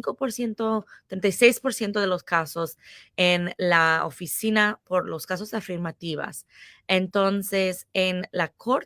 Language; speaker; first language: Spanish; non-native, fluent; English